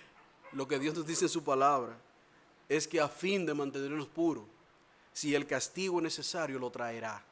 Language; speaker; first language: Spanish; native; Spanish